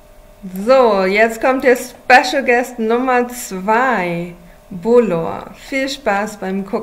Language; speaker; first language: German; non-native, fluent; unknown